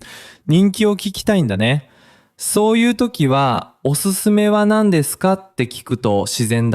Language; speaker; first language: Japanese; native; Japanese